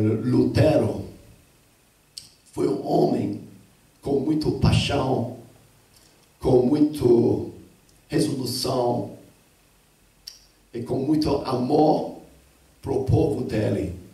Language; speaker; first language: Portuguese; non-native, fluent; English